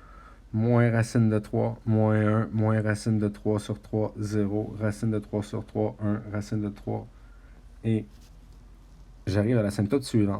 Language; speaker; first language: French; native; French